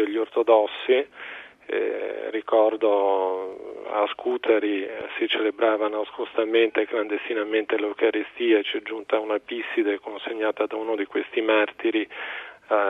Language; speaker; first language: Italian; native; Italian